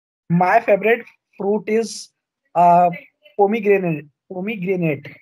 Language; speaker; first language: English; non-native, learner; Hindi